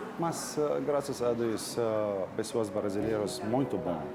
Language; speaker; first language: Portuguese; non-native, learner; Arabic